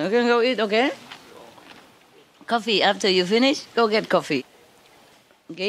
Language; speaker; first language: English; non-native, fluent; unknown